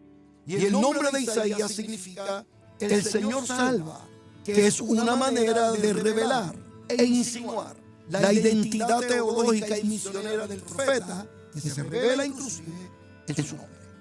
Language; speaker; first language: Spanish; native; Spanish